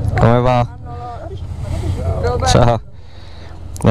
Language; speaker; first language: Italian; native; Italian